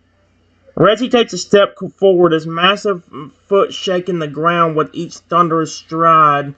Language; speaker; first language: English; native; English